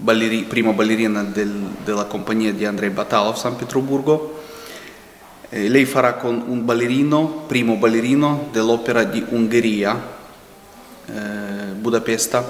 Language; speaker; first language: Italian; non-native, fluent; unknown